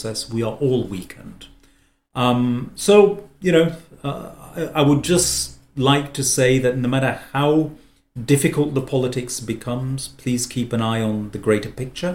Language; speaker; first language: English; native; English